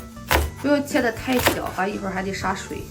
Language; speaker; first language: Chinese; native; Chinese